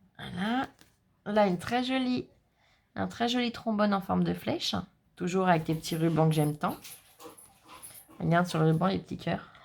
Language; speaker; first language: French; native; French